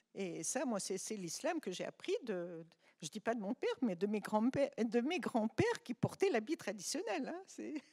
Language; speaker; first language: French; non-native, local second language; Arabic